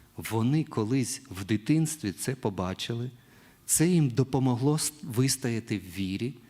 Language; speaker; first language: Ukrainian; native; Ukrainian